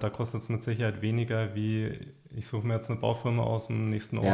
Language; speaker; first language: German; native; German